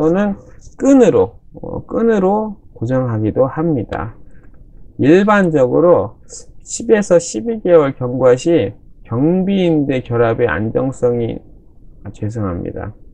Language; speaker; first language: Korean; native; Korean